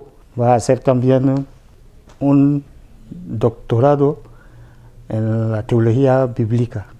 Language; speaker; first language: Spanish; non-native, fluent; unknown